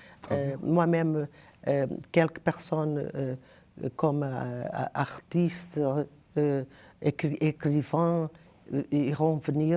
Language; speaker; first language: French; non-native, learner; Portuguese